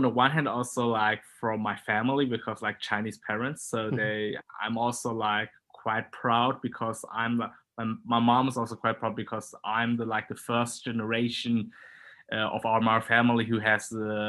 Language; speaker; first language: English; non-native, fluent; German